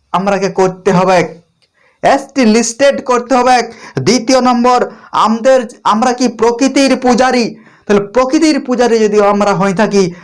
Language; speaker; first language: Bangla; native; Bangla